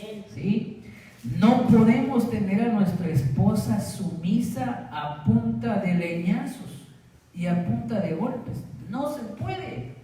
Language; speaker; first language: Spanish; native; Spanish